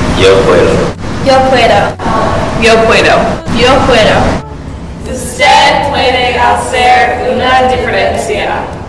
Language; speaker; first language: Spanish; non-native, learner; English